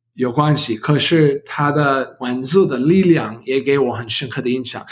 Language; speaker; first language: Chinese; non-native, learner; English